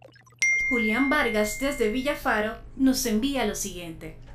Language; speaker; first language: Spanish; native; Spanish